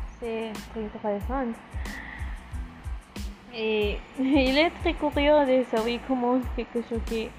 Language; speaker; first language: French; non-native, learner; Spanish